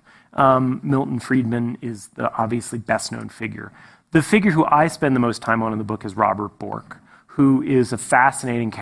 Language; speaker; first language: English; native; English